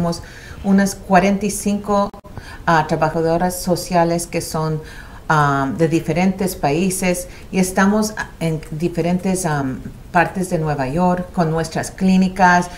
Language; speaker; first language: Spanish; early bilingual, heritage; Spanish